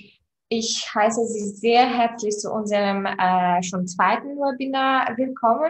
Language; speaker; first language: German; non-native, fluent; Polish